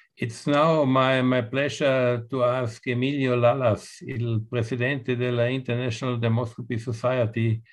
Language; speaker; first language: Italian; non-native, fluent; German